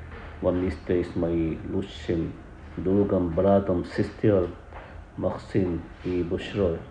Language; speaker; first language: Russian; non-native, learner; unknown